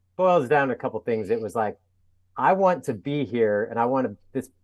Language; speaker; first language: English; native; English